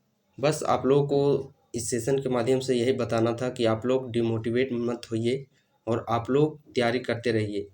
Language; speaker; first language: Hindi; native; Hindi